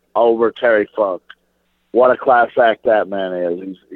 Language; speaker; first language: English; native; English